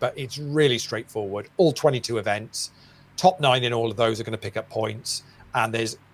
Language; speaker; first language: English; native; English